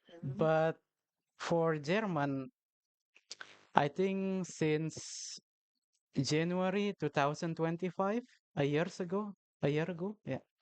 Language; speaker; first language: English; non-native, learner; Indonesian